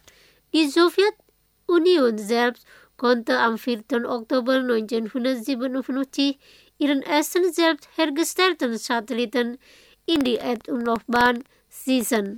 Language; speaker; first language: German; non-native, fluent; Indonesian